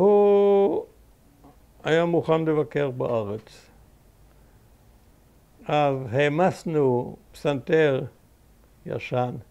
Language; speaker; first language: Hebrew; early bilingual, other home language; German